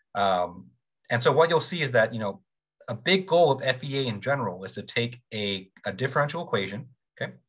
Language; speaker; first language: English; native; English